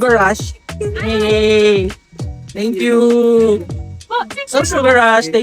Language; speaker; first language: English; non-native, local second language; Filipino